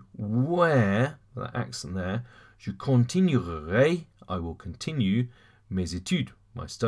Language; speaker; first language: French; non-native, fluent; English